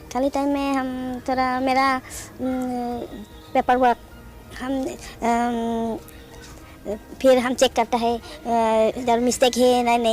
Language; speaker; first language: Hindi; non-native, local second language; Garo